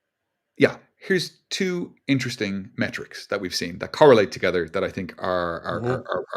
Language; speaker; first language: English; native; English